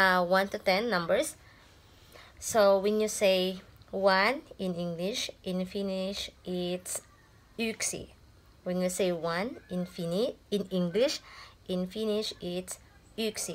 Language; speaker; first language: English; non-native, local second language; Filipino